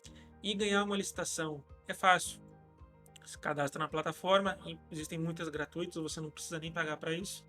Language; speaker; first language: Portuguese; native; Portuguese